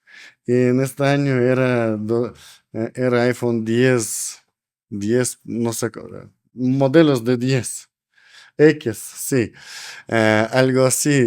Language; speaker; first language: Spanish; non-native, learner; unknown